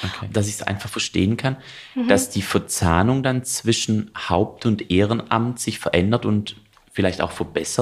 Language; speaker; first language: German; native; German